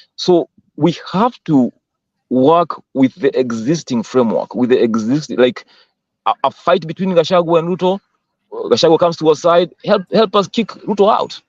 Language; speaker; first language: English; non-native, local second language; Swahili